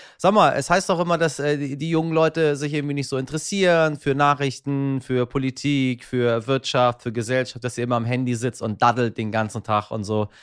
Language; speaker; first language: German; early bilingual, other home language; Persian